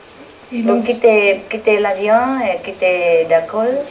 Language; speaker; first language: French; non-native, learner; Vietnamese